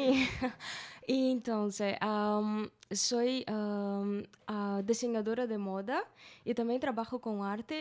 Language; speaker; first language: Spanish; non-native, learner; Portuguese